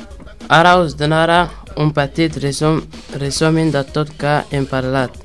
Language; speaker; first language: Catalan; non-native, learner; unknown